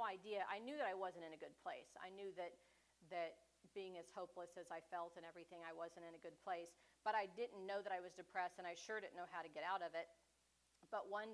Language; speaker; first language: English; native; English